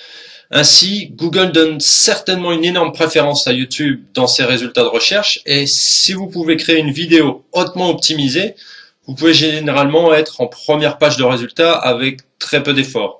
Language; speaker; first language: French; native; French